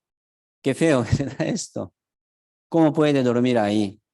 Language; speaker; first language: Spanish; non-native, fluent; Korean